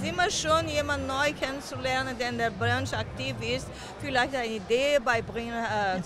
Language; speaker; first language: German; non-native, fluent; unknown